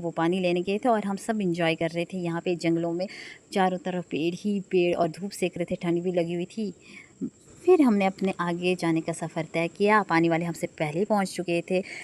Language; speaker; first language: Hindi; non-native, local second language; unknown